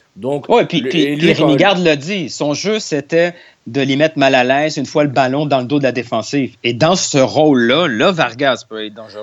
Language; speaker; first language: French; native; French